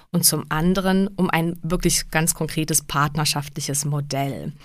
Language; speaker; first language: German; early bilingual, other home language; Czech